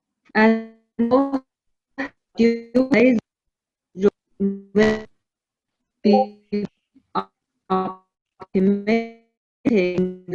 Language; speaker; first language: English; non-native, fluent; Chinese